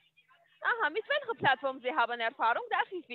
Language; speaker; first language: German; non-native, learner; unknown